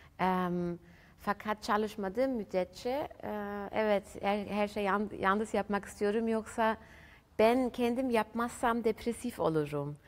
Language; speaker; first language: Turkish; early bilingual, heritage; German